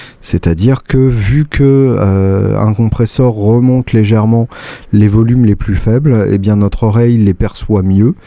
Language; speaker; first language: French; native; French